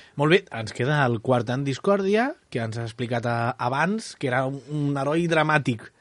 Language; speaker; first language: Catalan; native; Catalan